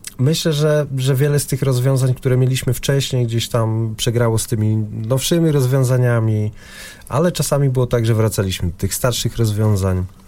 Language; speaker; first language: Polish; native; Polish